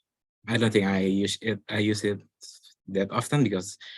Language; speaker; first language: English; non-native, learner; Indonesian